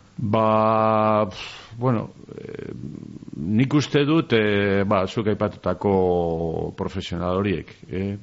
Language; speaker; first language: Basque; non-native, local second language; Spanish